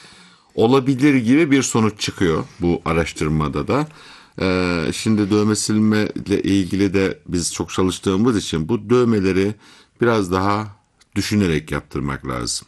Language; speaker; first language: Turkish; native; Turkish